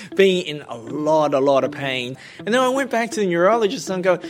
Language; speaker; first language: English; native; English